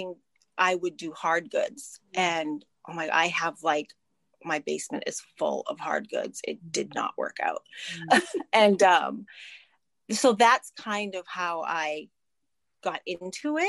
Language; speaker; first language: English; native; English